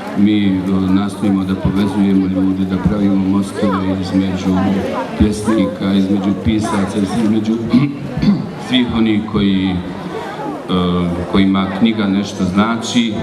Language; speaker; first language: Bosnian; native; Bosnian